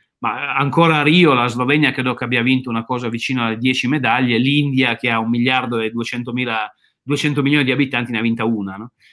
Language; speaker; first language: Italian; native; Italian